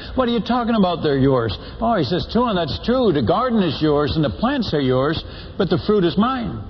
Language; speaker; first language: English; non-native, fluent; Dutch